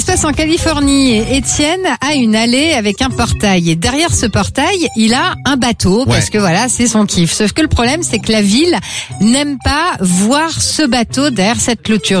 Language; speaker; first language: French; native; French